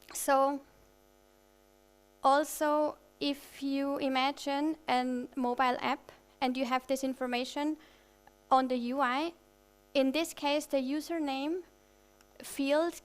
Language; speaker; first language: English; non-native, fluent; German